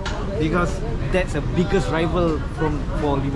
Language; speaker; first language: English; non-native, learner; Malay